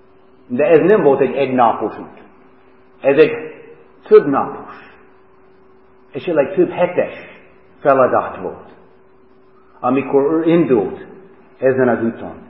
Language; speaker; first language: Hungarian; non-native, fluent; English